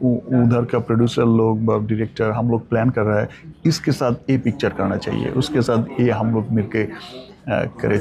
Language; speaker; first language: Hindi; non-native, learner; Bangla